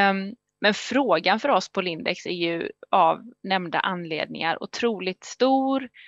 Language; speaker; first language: Swedish; native; Swedish